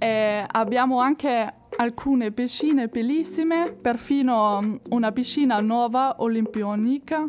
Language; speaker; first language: Italian; non-native, fluent; German